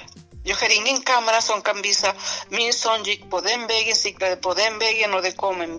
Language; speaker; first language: Swedish; non-native, fluent; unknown